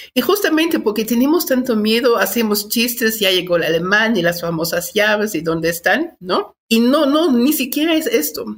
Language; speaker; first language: Spanish; non-native, fluent; German